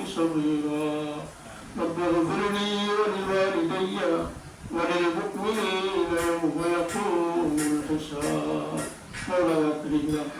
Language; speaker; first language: Arabic; non-native, learner; Bangla